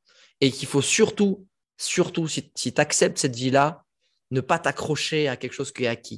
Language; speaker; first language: French; native; French